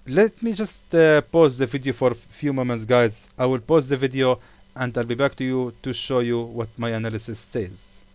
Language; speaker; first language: English; non-native, fluent; Arabic